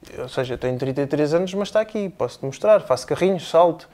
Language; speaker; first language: Portuguese; native; Portuguese